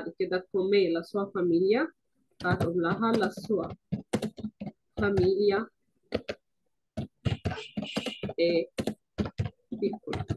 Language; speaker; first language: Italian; non-native, fluent; Arabic